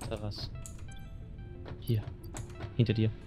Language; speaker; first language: German; native; German